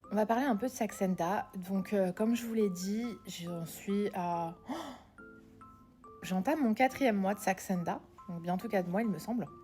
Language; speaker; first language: French; native; French